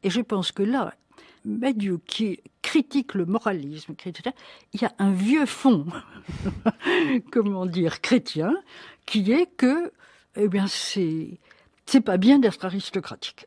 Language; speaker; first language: French; native; French